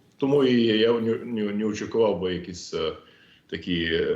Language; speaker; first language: Ukrainian; non-native, fluent; English